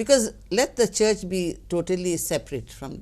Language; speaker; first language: English; non-native, local second language; Konkani